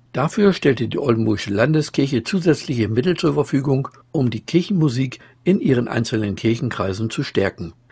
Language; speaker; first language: German; native; German